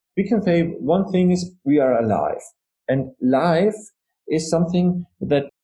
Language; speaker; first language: English; non-native, fluent; German